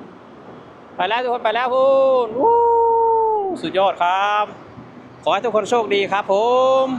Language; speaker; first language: Thai; non-native, local second language; Lao